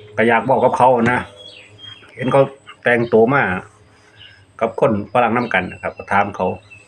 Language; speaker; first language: Thai; non-native, local second language; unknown